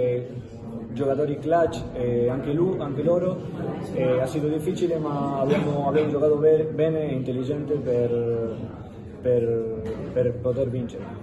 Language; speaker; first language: Italian; non-native, fluent; Spanish